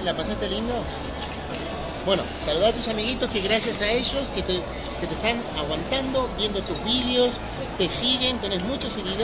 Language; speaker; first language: Spanish; native; Spanish